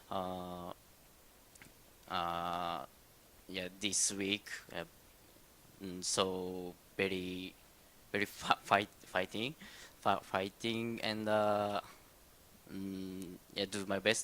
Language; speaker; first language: English; non-native, learner; Indonesian